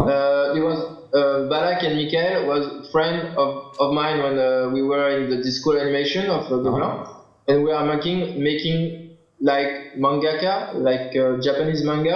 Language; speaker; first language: English; non-native, learner; French